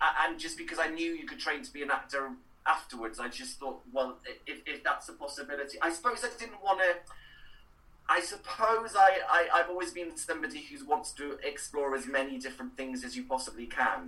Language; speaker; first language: English; non-native, local second language; Welsh